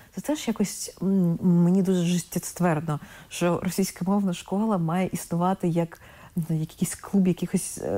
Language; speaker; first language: Ukrainian; non-native, local second language; Russian